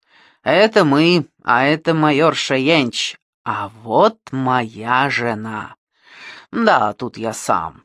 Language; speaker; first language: Russian; native; Russian